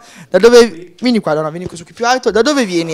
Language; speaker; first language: Italian; native; Italian